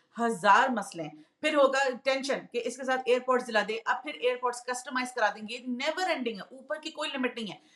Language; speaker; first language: Urdu; native; Urdu